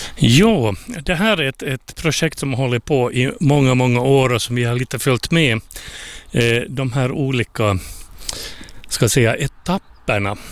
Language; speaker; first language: Swedish; native; Swedish